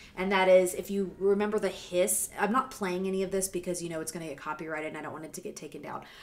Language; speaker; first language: English; native; English